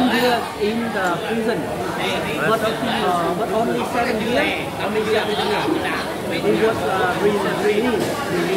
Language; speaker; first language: English; non-native, fluent; Vietnamese